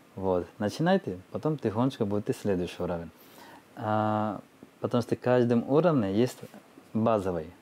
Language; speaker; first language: Russian; non-native, fluent; Telugu